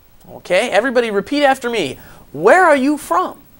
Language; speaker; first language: English; native; English